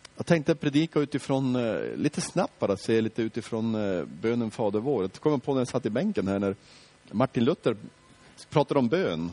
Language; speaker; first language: Swedish; native; Swedish